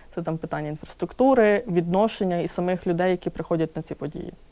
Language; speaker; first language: Ukrainian; native; Ukrainian